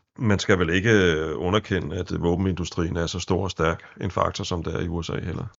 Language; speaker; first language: Danish; native; Danish